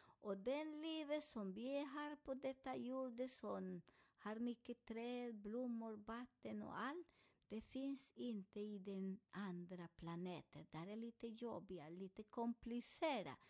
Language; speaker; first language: Swedish; non-native, fluent; Spanish